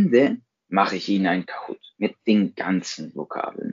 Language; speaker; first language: German; non-native, fluent; Spanish